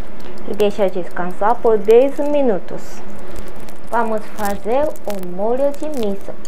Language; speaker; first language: Portuguese; non-native, learner; Japanese